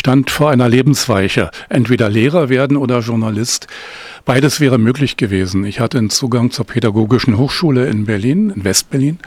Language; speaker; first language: German; native; German